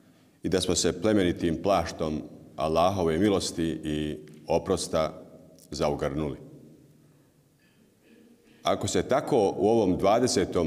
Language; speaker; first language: Bosnian; native; Bosnian